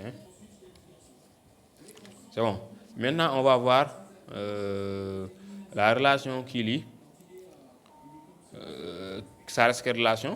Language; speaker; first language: French; non-native, local second language; Wolof